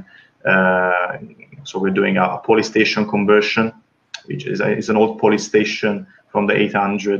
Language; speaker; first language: English; non-native, fluent; Italian